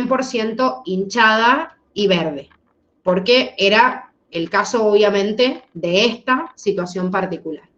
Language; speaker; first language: Spanish; native; Spanish